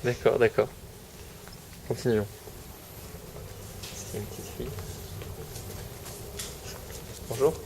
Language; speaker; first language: French; native; French